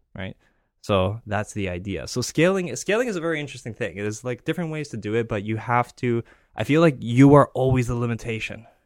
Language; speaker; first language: English; early bilingual, other home language; Greek